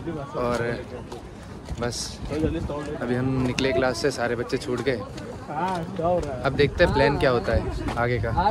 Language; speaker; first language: Hindi; native; Hindi